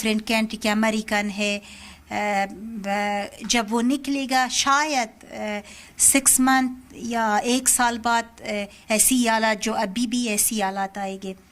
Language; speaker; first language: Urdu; non-native, learner; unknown